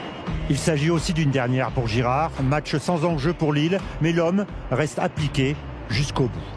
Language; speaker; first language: French; native; French